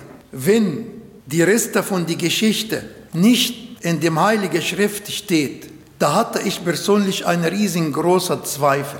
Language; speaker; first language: German; non-native, learner; Arabic